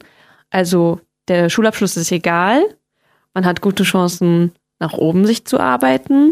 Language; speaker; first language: German; native; German